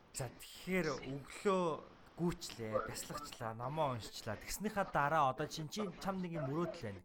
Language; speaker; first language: Mongolian; native; Mongolian